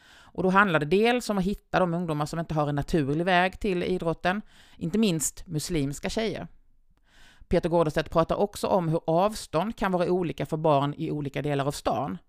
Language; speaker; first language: Swedish; native; Swedish